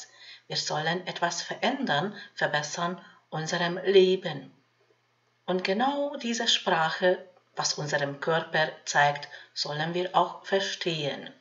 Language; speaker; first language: German; non-native, fluent; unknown